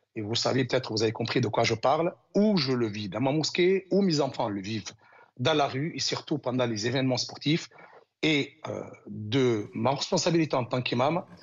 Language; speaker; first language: French; non-native, local second language; Arabic